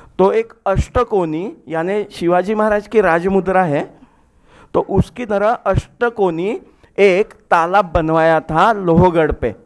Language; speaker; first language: Hindi; non-native, local second language; Marathi